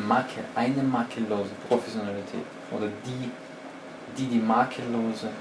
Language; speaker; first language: German; non-native, fluent; Russian